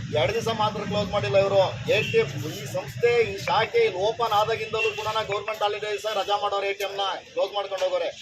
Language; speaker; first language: Kannada; native; Kannada